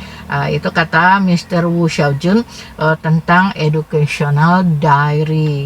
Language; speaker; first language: Indonesian; native; Indonesian